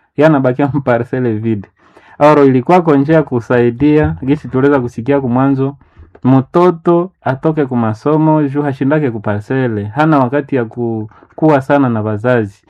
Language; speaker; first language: Swahili; non-native, local second language; Nande